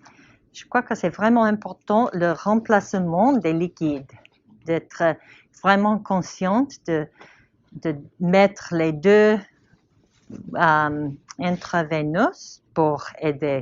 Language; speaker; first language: French; non-native, learner; English